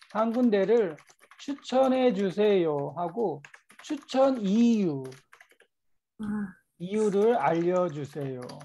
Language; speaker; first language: Korean; native; Korean